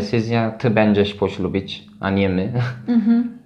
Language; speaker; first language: Polish; non-native, learner; Turkish